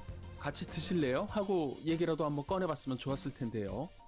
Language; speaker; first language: Korean; native; Korean